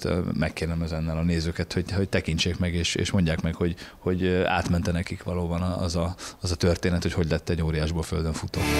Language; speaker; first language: Hungarian; native; Hungarian